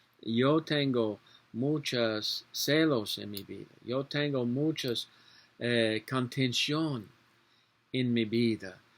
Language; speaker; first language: Spanish; non-native, learner; English